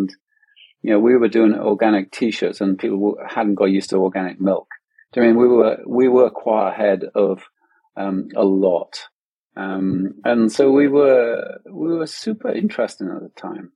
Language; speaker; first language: English; native; English